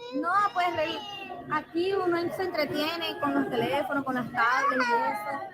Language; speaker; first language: Spanish; native; Spanish